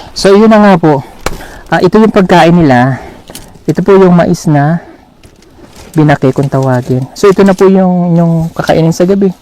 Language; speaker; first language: Filipino; non-native, local second language; Cebuano